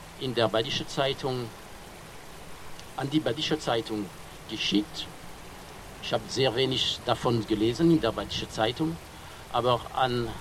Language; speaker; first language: German; non-native, fluent; French